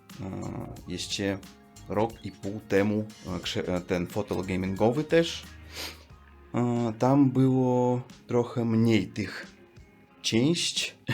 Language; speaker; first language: Polish; non-native, learner; Russian